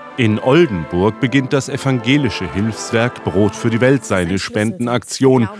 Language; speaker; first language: German; native; German